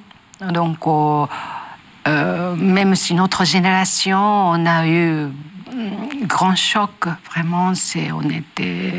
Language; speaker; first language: French; non-native, learner; Japanese